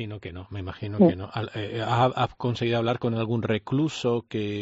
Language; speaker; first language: Spanish; native; Spanish